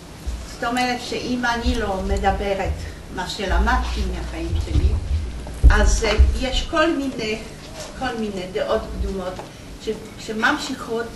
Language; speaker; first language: Hebrew; non-native, fluent; Polish